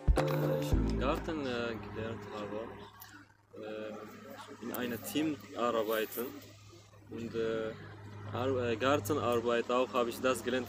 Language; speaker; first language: German; non-native, learner; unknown